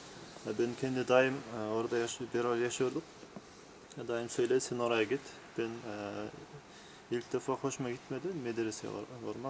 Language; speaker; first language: Turkish; non-native, learner; Kyrgyz